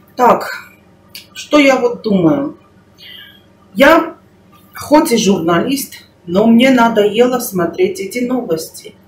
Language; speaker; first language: Russian; non-native, local second language; Armenian